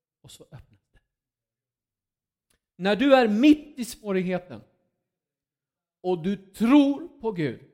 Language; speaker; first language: Swedish; non-native, fluent; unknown